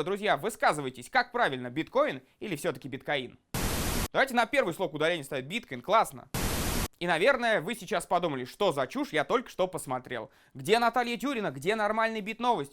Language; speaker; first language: Russian; native; Russian